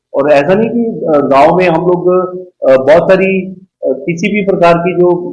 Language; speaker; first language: Hindi; native; Hindi